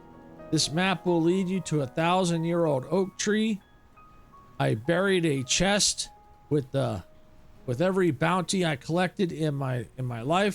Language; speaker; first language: English; native; English